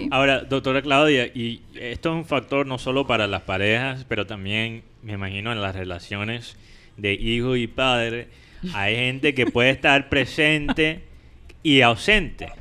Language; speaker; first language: Spanish; non-native, fluent; English